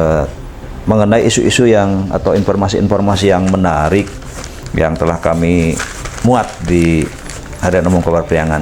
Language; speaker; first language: Indonesian; native; Indonesian